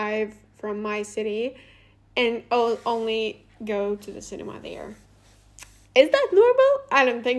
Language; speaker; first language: English; non-native, fluent; Russian